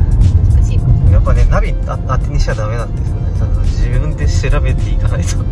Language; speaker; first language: Japanese; native; Japanese